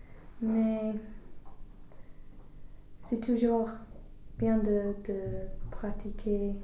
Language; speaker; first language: French; non-native, learner; English